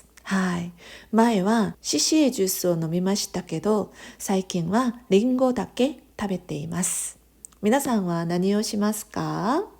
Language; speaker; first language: Japanese; non-native, fluent; Korean